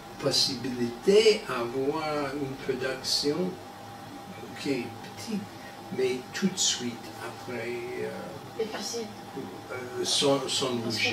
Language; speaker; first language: French; non-native, learner; English